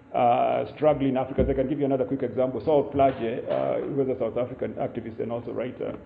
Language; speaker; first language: English; non-native, local second language; Kikuyu